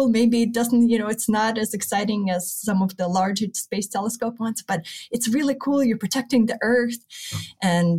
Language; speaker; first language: English; early bilingual, other home language; Russian